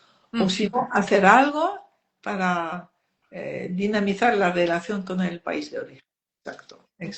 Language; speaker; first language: Spanish; non-native, fluent; French